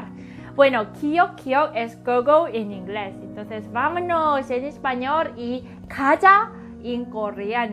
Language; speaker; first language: Spanish; non-native, learner; Korean